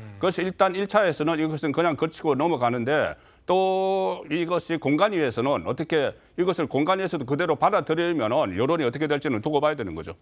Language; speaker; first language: Korean; native; Korean